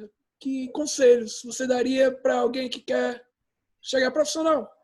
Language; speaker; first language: Portuguese; early bilingual, heritage; English